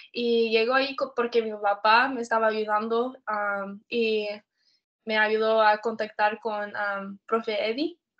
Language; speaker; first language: Spanish; early bilingual, heritage; Spanish